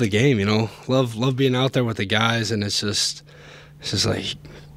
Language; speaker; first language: English; native; English